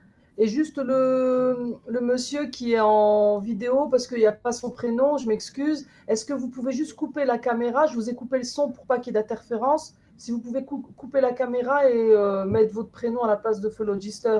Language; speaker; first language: French; native; French